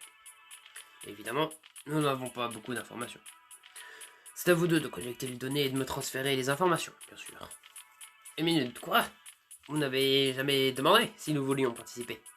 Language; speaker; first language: French; native; French